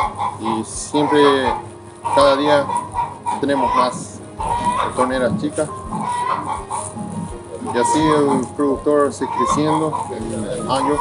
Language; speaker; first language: Spanish; non-native, local second language; Plautdietsch